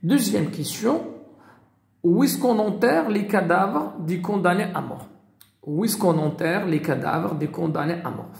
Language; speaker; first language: French; non-native, local second language; Arabic